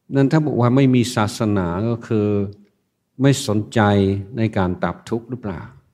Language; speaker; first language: Thai; non-native, fluent; English